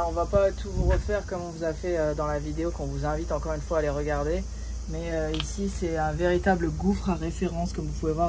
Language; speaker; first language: French; native; French